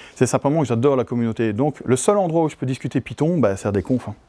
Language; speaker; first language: French; native; French